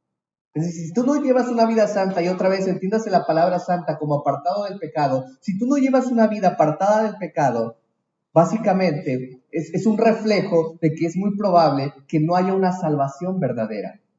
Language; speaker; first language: Spanish; native; Spanish